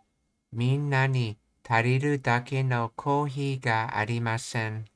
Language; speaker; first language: Japanese; non-native, learner; English